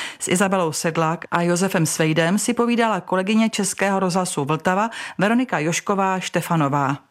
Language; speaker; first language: Czech; native; Czech